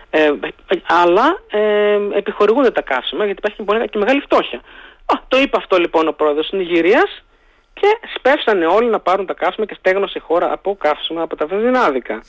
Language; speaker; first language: Greek; native; Greek